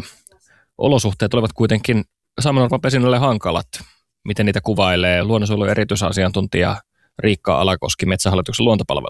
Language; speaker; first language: Finnish; native; Finnish